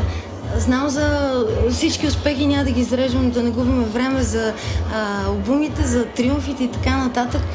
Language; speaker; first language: Bulgarian; native; Bulgarian